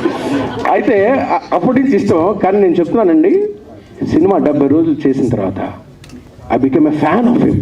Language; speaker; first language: Telugu; native; Telugu